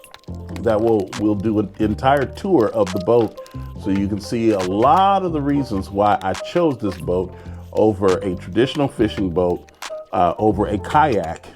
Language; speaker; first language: English; native; English